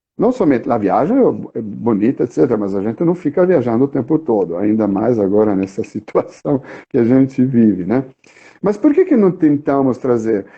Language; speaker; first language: Portuguese; non-native, fluent; Italian